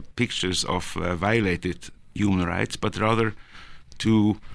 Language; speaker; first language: English; non-native, fluent; Norwegian